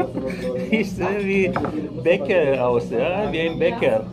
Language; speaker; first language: German; non-native, learner; Persian